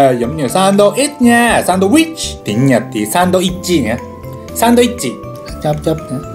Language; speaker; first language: Vietnamese; non-native, learner; Japanese